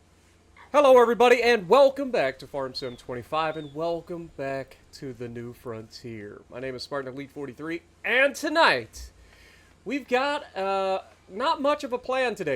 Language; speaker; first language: English; native; English